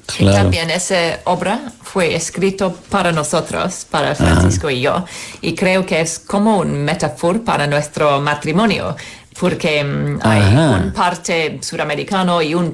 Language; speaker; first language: Spanish; non-native, learner; English